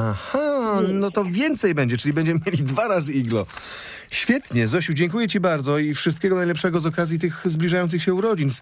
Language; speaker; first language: Polish; native; Polish